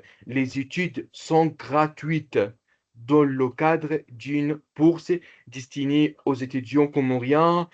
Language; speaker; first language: French; non-native, local second language; Comorian